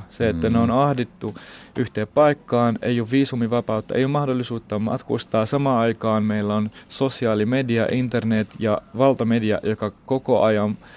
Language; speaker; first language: Finnish; non-native, fluent; Arabic